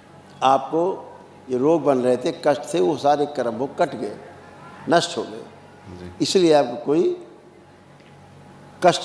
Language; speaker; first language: Hindi; native; Hindi